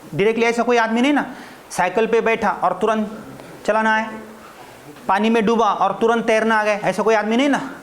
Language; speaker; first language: Hindi; non-native, local second language; Marathi